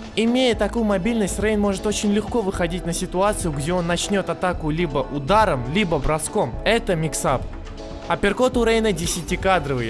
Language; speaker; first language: Russian; native; Russian